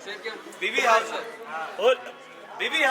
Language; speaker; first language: Telugu; non-native, learner; Hindi